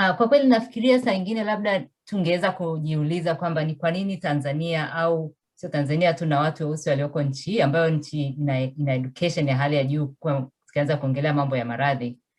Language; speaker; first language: Swahili; native; Swahili